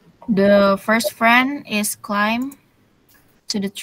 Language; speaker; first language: English; non-native, learner; Indonesian